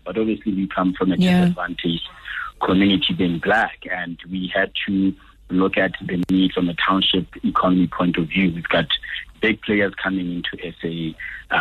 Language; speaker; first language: English; non-native, local second language; Tswana